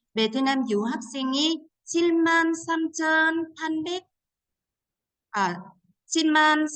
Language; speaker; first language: Korean; non-native, fluent; Vietnamese